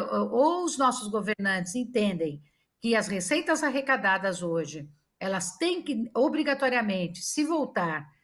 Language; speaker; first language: Portuguese; native; Portuguese